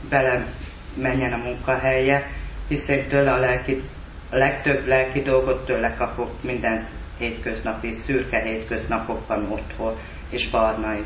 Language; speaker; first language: Hungarian; native; Hungarian